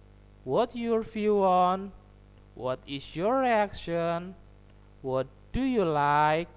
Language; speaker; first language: English; non-native, learner; Indonesian